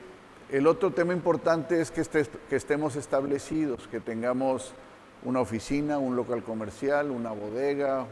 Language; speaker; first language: Spanish; native; Spanish